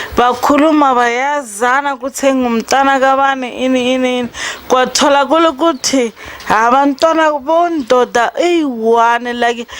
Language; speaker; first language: Zulu; non-native, local second language; Tsonga